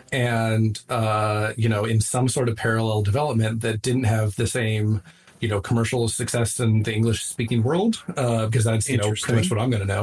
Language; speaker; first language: English; native; English